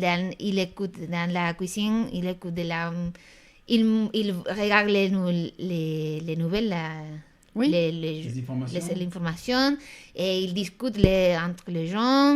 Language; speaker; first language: French; non-native, fluent; Spanish